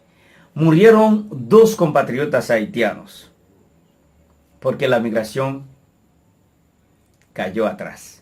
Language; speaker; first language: Spanish; non-native, fluent; Haitian Creole